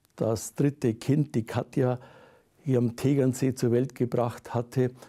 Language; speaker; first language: German; native; German